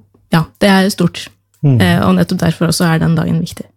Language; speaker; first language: Norwegian; native; Norwegian